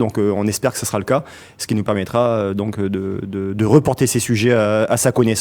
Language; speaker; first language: French; native; French